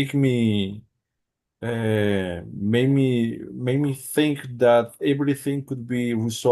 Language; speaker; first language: English; non-native, learner; Spanish